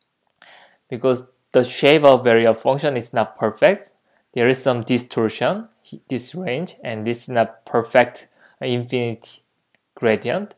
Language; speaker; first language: English; non-native, fluent; Korean